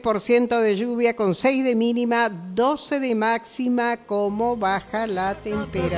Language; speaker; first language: Spanish; native; Spanish